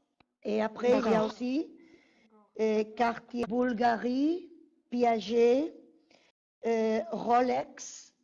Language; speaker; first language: French; non-native, fluent; Spanish